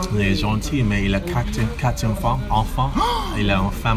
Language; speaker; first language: French; non-native, learner; English